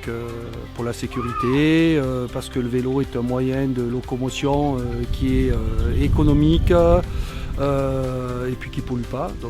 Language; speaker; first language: French; native; French